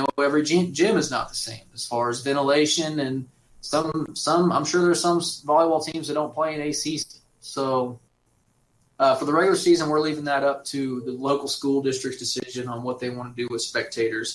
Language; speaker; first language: English; native; English